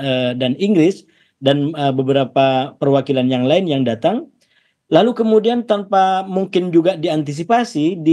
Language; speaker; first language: Indonesian; native; Indonesian